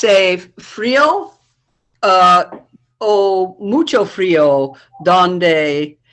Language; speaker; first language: Spanish; non-native, learner; English